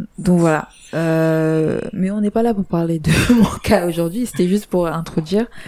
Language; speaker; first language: French; native; French